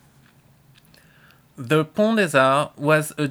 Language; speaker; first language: English; non-native, fluent; French